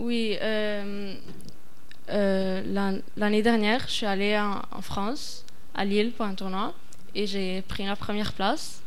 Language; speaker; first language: French; non-native, fluent; Arabic